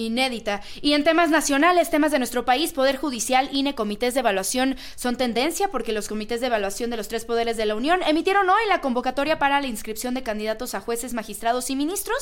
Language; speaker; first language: Spanish; native; Spanish